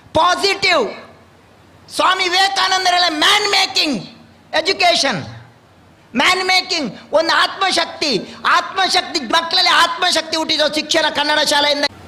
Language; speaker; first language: Kannada; non-native, local second language; Tulu